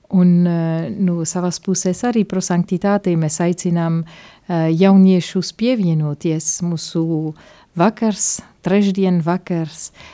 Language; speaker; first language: Latvian; non-native, fluent; Italian